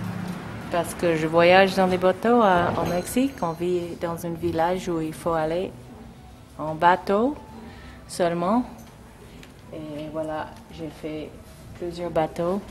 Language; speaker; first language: French; non-native, learner; English